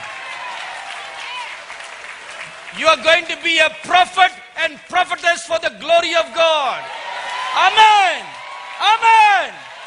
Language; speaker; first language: English; non-native, local second language; Tamil